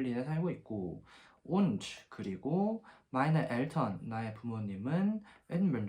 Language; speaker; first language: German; non-native, fluent; Korean